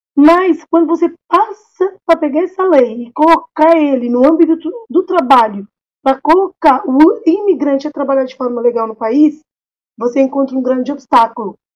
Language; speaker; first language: Portuguese; non-native, local second language; Kabuverdianu